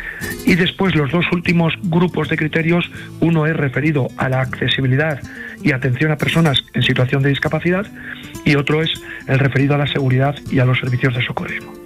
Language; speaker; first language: Spanish; native; Spanish